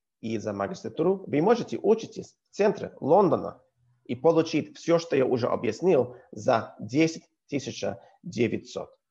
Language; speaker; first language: Russian; non-native, learner; English